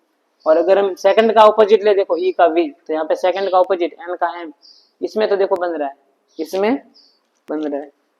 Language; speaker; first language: Hindi; native; Hindi